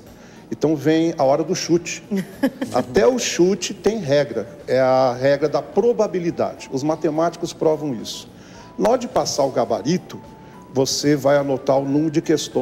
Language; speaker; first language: Portuguese; native; Portuguese